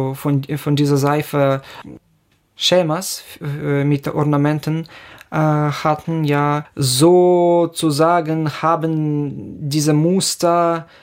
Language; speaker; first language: German; non-native, fluent; Ukrainian